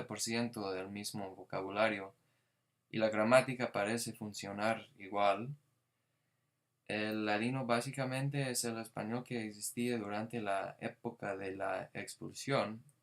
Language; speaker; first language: Spanish; non-native, fluent; English